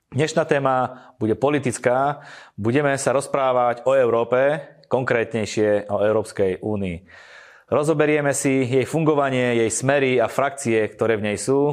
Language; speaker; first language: Slovak; native; Slovak